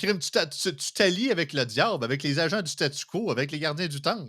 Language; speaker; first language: French; native; French